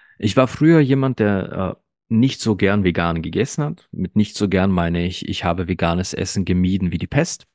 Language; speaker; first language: German; early bilingual, other home language; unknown